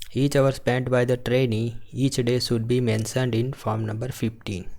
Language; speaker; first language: English; non-native, local second language; Gujarati